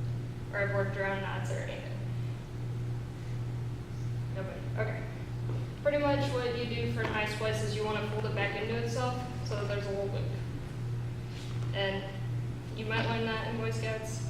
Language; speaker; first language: English; native; English